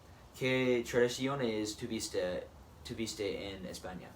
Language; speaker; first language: Spanish; non-native, learner; English